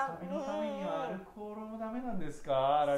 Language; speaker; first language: Japanese; native; Japanese